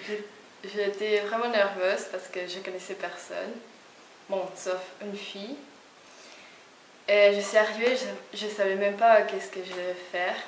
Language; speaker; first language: French; non-native, fluent; Spanish